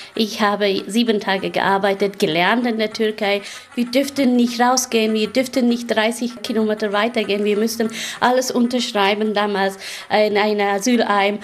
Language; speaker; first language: German; non-native, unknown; Persian